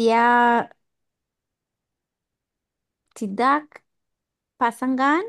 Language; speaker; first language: Indonesian; non-native, learner; English